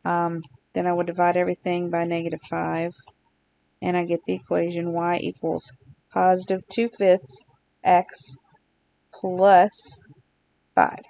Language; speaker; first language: English; native; English